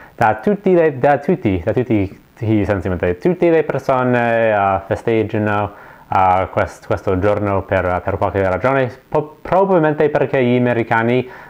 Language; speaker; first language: Italian; non-native, learner; English